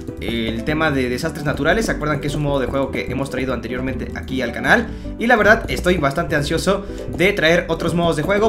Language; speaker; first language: Spanish; native; Spanish